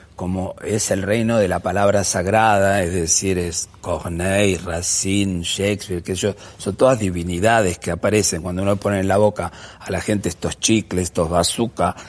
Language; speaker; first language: Spanish; native; Spanish